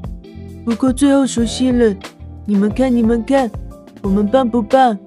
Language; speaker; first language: Chinese; native; Chinese